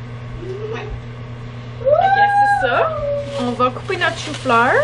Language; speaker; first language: French; native; French